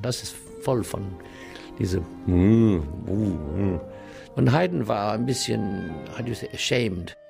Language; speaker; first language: German; non-native, fluent; English